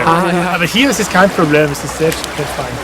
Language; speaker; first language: German; non-native, learner; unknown